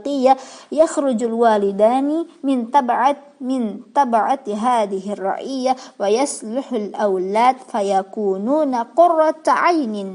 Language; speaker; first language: Arabic; non-native, fluent; Indonesian